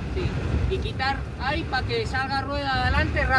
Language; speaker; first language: Spanish; native; Spanish